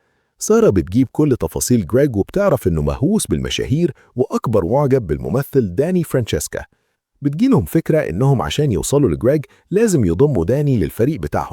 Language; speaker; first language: Arabic; native; Arabic